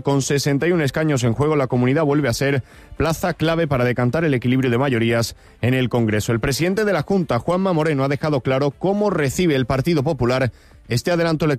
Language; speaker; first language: Spanish; native; Spanish